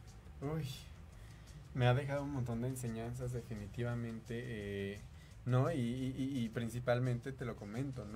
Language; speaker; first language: Spanish; native; Spanish